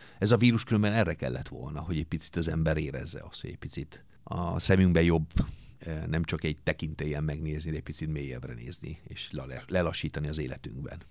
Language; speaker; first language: Hungarian; non-native, fluent; Italian